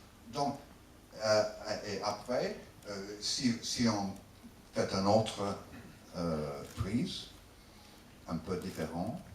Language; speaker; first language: French; non-native, learner; English